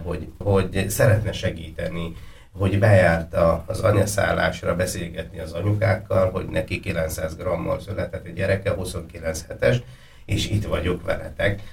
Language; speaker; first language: Hungarian; non-native, fluent; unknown